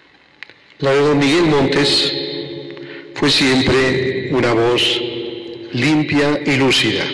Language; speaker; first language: Spanish; native; Spanish